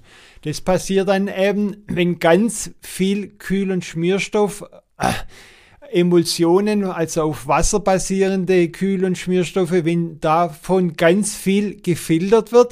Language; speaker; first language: German; native; German